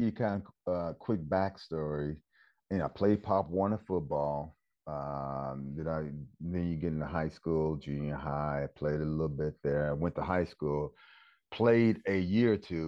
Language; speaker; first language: English; native; English